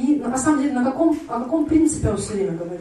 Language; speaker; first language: Russian; native; Russian